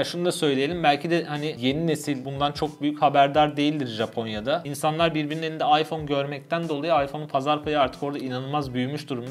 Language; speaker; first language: Turkish; native; Turkish